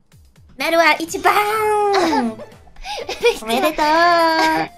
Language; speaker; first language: Japanese; non-native, learner; English